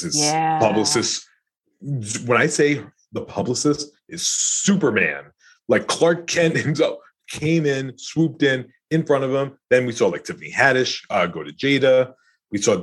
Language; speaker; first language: English; native; English